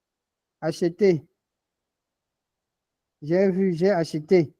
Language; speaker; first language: French; non-native, local second language; Ghomala